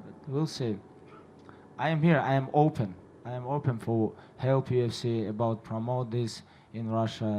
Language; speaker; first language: English; non-native, learner; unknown